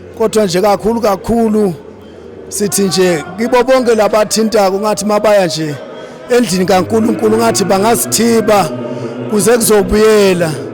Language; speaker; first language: Zulu; non-native, local second language; Swati